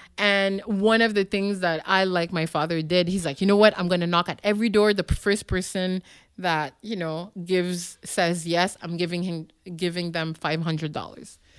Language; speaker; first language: English; non-native, local second language; French